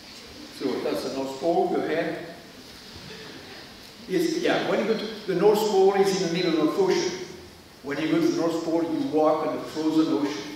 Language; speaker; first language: English; non-native, learner; French